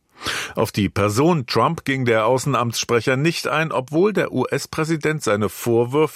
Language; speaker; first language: German; native; German